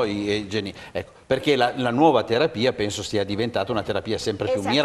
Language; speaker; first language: Italian; native; Italian